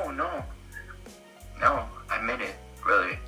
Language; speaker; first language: English; non-native, learner; Korean